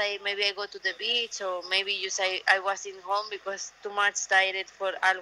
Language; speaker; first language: English; non-native, learner; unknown